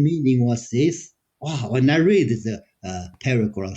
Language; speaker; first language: English; non-native, learner; Chinese